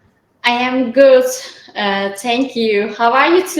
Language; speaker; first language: English; non-native, learner; Turkish